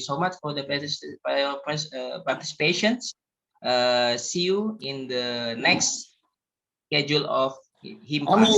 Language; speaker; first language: English; non-native, learner; Indonesian